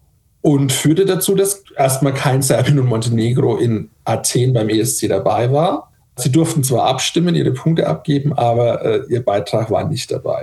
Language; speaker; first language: German; native; German